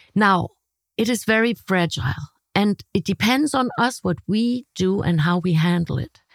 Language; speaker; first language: English; non-native, fluent; German